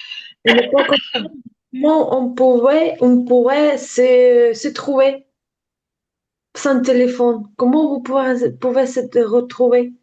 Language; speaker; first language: French; non-native, learner; Ukrainian